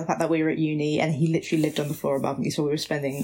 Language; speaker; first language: English; native; English